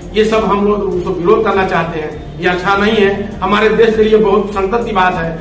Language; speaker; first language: Hindi; non-native, local second language; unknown